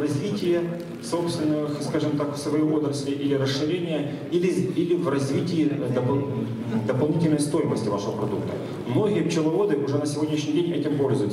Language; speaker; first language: Russian; native; Russian